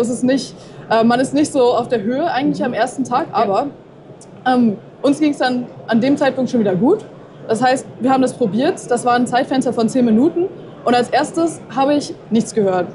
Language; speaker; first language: German; native; German